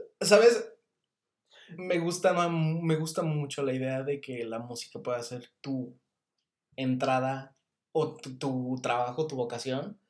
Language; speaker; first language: Spanish; native; Spanish